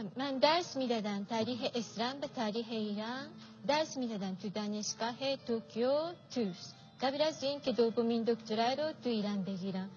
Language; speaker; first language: Persian; non-native, fluent; Japanese